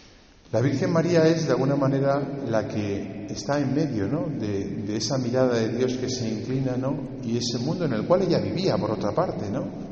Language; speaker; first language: Spanish; native; Spanish